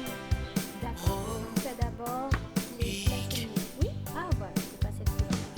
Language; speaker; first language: French; native; French